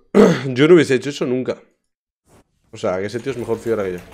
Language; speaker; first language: Spanish; native; Spanish